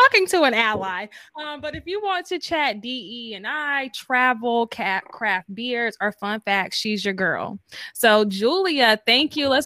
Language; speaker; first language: English; native; English